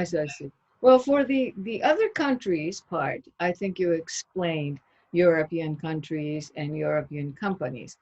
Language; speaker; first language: English; non-native, fluent; Japanese